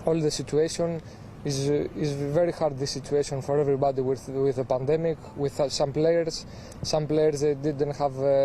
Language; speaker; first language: English; non-native, fluent; Greek